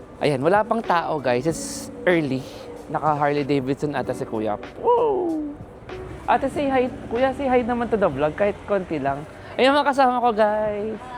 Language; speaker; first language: Filipino; non-native, local second language; Pampanga